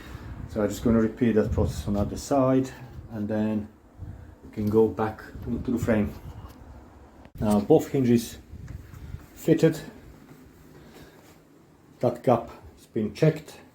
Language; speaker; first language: English; non-native, fluent; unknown